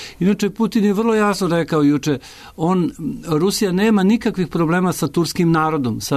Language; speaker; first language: Serbian; native; Serbian